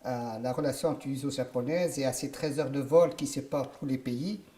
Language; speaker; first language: French; non-native, local second language; Arabic